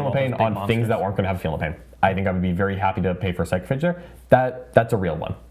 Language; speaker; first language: English; native; English